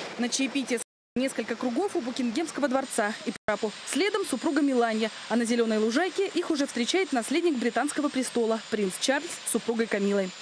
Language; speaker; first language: Russian; native; Russian